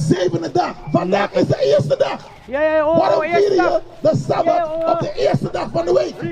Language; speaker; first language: Dutch; non-native, learner; English